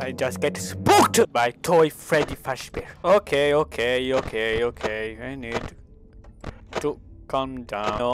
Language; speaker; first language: English; non-native, learner; Italian